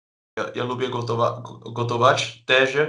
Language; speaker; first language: Polish; non-native, learner; Dutch